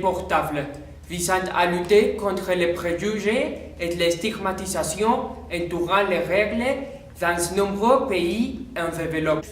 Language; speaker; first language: French; non-native, learner; Spanish